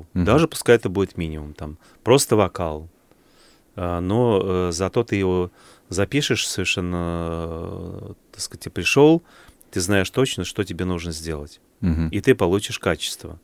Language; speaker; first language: Russian; native; Russian